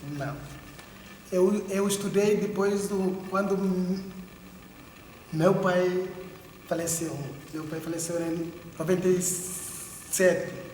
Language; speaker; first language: Portuguese; non-native, local second language; Upper Guinea Crioulo